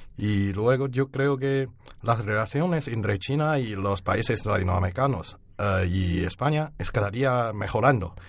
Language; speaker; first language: Spanish; non-native, learner; Chinese